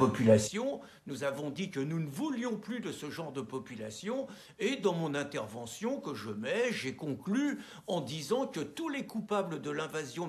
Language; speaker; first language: French; native; French